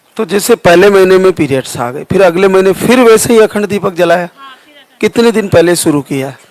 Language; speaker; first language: Hindi; native; Hindi